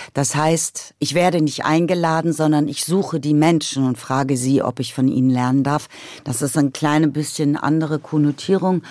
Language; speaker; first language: German; native; German